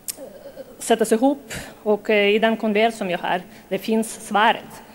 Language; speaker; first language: Swedish; non-native, fluent; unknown